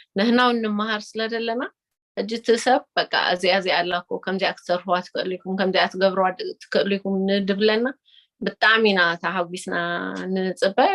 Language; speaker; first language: Tigrinya; early bilingual, heritage; Tigrinya